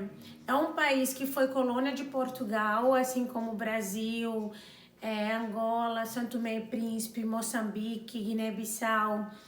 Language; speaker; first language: Portuguese; non-native, local second language; Kabuverdianu